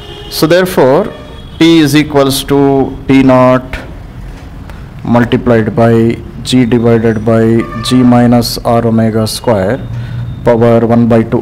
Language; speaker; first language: English; non-native, local second language; Telugu